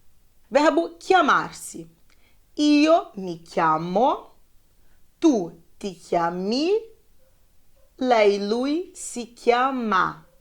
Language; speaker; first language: Italian; non-native, fluent; Portuguese